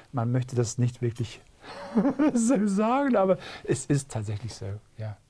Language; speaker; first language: German; non-native, fluent; English